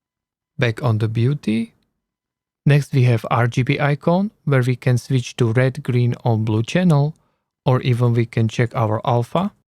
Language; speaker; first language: English; non-native, learner; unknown